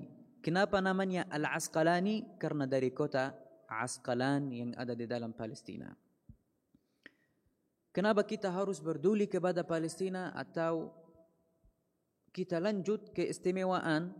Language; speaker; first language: Indonesian; non-native, fluent; Arabic